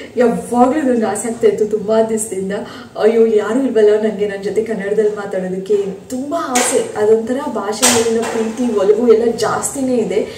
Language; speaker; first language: Kannada; non-native, local second language; Tulu